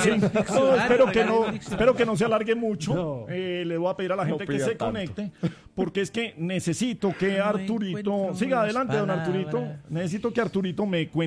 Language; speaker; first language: Spanish; native; Spanish